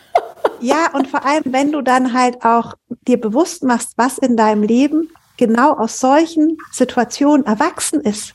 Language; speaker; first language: German; native; German